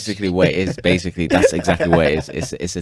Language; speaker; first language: English; native; English